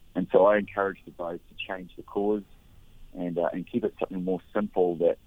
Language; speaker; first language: English; native; English